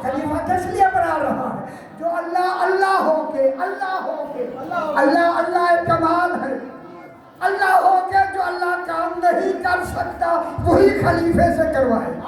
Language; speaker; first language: Urdu; native; Urdu